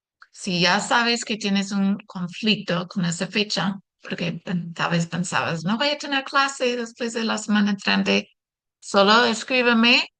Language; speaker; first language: Spanish; non-native, fluent; English